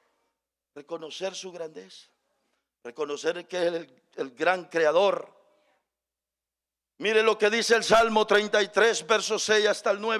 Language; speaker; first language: Spanish; native; Spanish